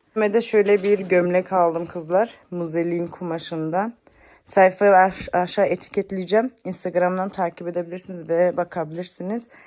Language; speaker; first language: Turkish; early bilingual, heritage; Turkish